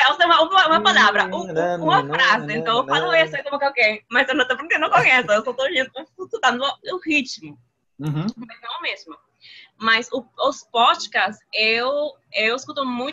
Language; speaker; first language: Portuguese; non-native, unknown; Spanish